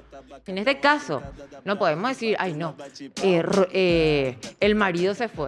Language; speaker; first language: Spanish; native; Spanish